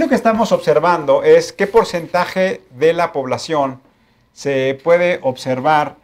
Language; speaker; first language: Spanish; native; Spanish